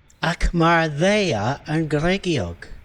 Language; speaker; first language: Welsh; non-native, learner; English